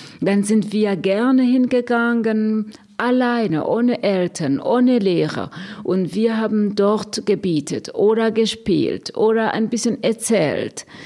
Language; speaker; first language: German; non-native, fluent; Rundi